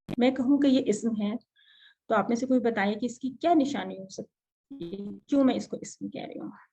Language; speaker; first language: Urdu; native; Urdu